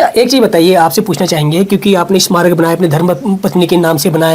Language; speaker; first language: Hindi; native; Hindi